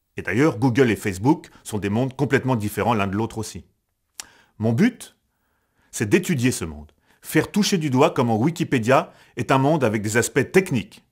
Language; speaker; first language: French; native; French